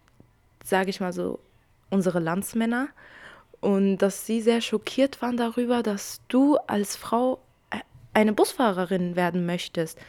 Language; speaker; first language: German; early bilingual, other home language; Kurdish